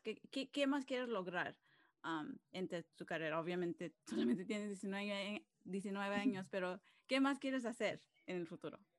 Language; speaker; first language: Spanish; early bilingual, other home language; English